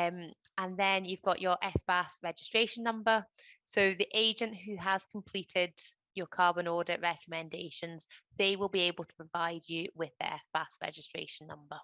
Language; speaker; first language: English; native; English